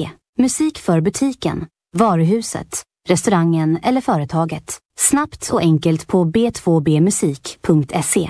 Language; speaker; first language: Swedish; native; Swedish